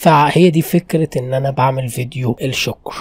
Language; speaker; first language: Arabic; native; Arabic